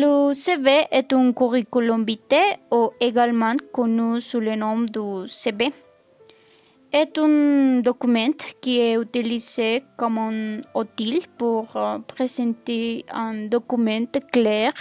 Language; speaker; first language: French; non-native, learner; Spanish